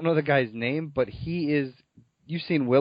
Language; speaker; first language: English; native; English